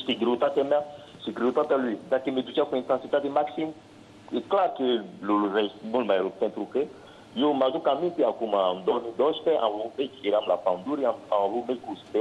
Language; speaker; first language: Romanian; non-native, learner; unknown